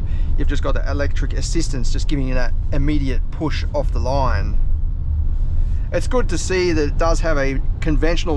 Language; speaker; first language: English; native; English